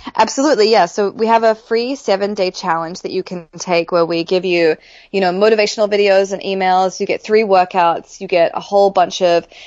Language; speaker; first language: English; native; English